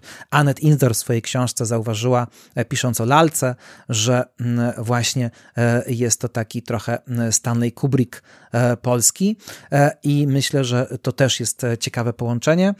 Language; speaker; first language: Polish; native; Polish